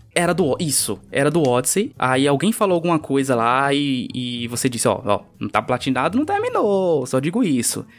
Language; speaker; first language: Portuguese; native; Portuguese